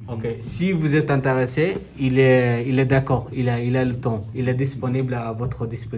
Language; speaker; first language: French; non-native, learner; Bangla